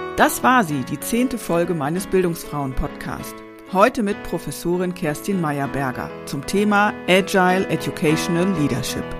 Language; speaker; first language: German; native; German